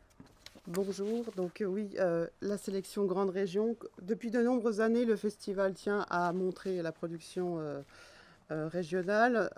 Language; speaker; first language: French; native; French